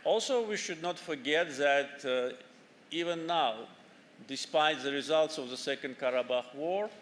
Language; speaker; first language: English; non-native, fluent; Azerbaijani